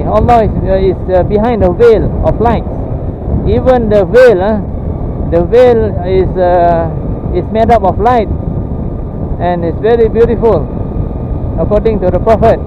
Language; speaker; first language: English; non-native, local second language; Malay